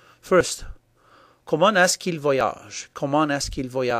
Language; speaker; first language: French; non-native, fluent; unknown